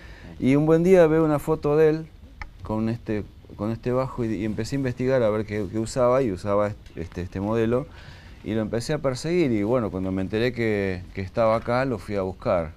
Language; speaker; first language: Spanish; native; Spanish